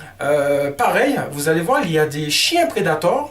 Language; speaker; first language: French; native; French